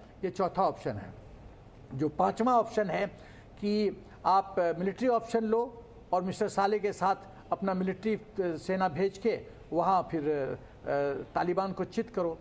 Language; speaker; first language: Hindi; native; Hindi